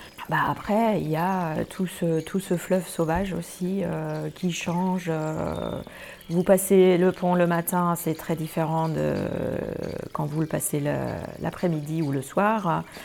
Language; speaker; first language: French; non-native, fluent; German